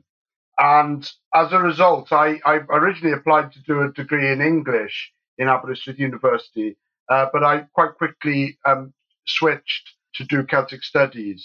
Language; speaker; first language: English; native; English